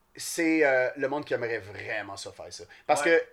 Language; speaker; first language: French; native; French